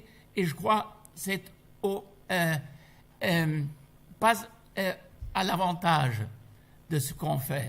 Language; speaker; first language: French; non-native, fluent; German